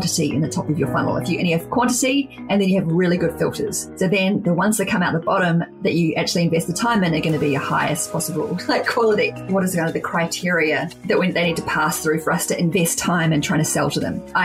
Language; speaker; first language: English; native; English